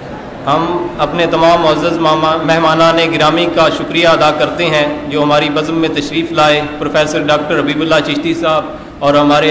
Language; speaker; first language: Urdu; native; Urdu